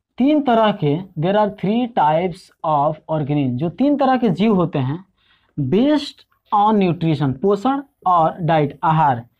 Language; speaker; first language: Hindi; native; Hindi